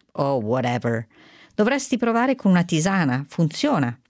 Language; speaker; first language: Italian; native; Italian